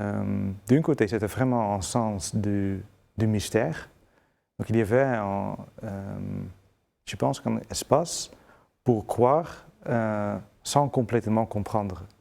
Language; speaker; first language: French; non-native, fluent; Dutch